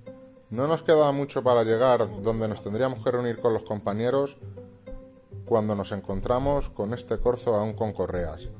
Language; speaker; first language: Spanish; native; Spanish